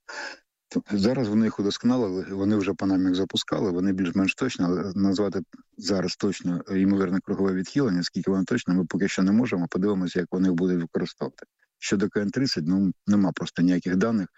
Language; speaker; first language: Ukrainian; native; Ukrainian